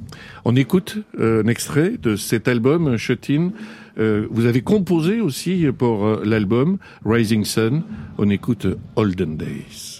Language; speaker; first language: French; native; French